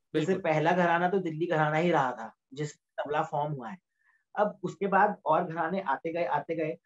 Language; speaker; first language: Hindi; native; Hindi